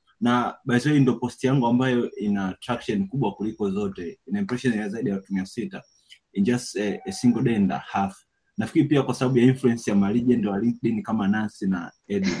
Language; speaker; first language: Swahili; native; Swahili